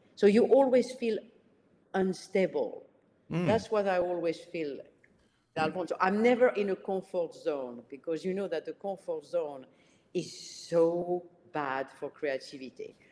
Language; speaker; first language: English; early bilingual, other home language; Arabic